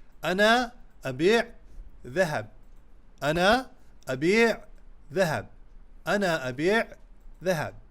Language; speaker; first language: Arabic; non-native, fluent; Urdu